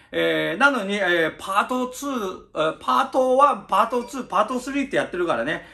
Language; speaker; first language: Japanese; early bilingual, other home language; Chinese